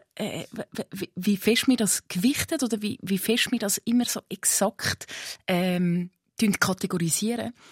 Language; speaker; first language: German; native; German